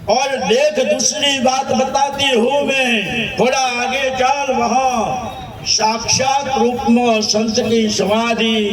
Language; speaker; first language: Hindi; non-native, local second language; Gujarati